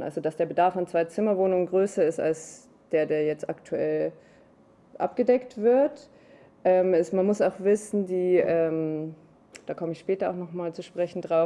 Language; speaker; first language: German; native; German